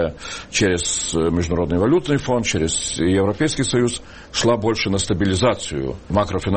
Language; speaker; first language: Russian; non-native, local second language; Lithuanian